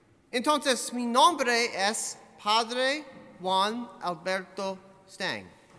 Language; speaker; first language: Spanish; non-native, fluent; English